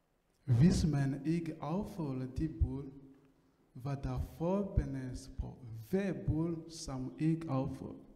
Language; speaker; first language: Danish; non-native, learner; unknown